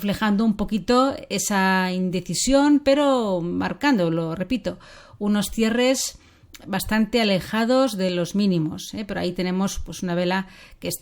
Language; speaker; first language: Spanish; native; Spanish